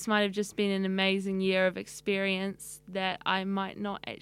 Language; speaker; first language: English; native; English